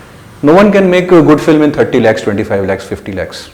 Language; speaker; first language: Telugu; non-native, local second language; Hindi